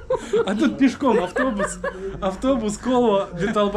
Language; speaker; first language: Russian; native; Russian